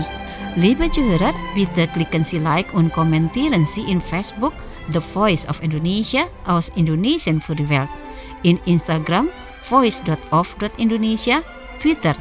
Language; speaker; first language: German; non-native, fluent; Indonesian